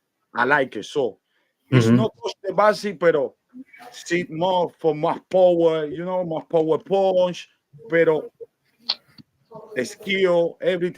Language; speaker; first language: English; non-native, learner; Spanish